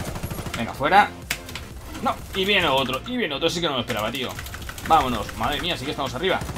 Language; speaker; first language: Spanish; native; Spanish